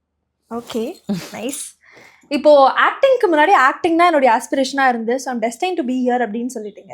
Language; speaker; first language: Tamil; native; Tamil